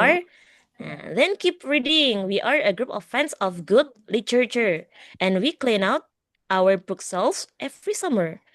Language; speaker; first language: English; non-native, learner; Indonesian